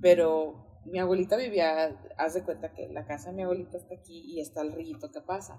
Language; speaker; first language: Spanish; early bilingual, heritage; Spanish